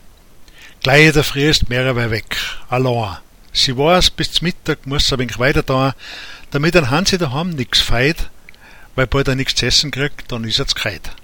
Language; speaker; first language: German; native; German